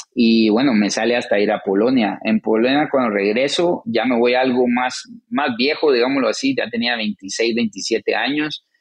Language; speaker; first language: Spanish; native; Spanish